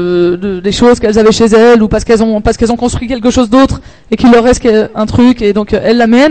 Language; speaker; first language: French; native; French